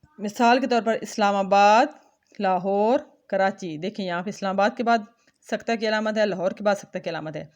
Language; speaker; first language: Urdu; non-native, local second language; Punjabi